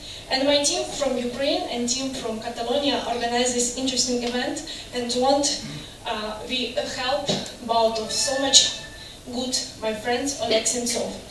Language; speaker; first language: English; non-native, learner; Russian